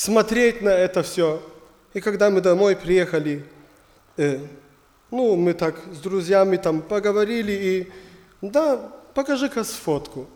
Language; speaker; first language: Russian; non-native, learner; German